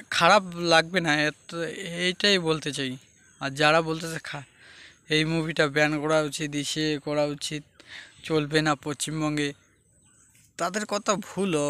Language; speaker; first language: Hindi; non-native, local second language; Bangla